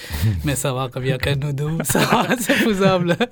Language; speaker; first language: French; non-native, fluent; Hindi